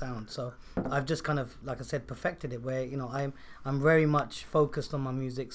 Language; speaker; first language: English; native; English